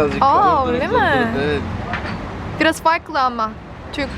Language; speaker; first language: Turkish; non-native, learner; Korean